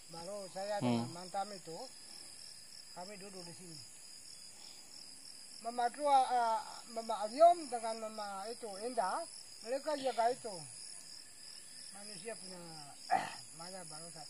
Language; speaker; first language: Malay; non-native, local second language; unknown